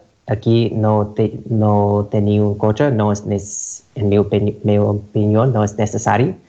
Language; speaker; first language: Catalan; non-native, learner; English